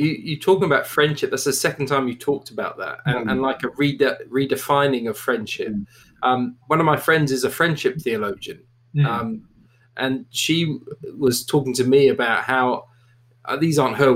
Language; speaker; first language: English; native; English